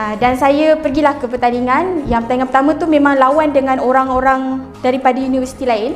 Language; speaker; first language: Malay; native; Malay